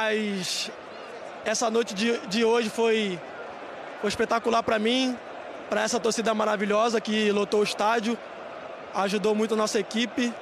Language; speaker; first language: Portuguese; non-native, fluent; Spanish